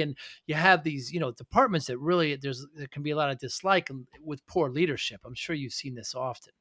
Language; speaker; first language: English; native; English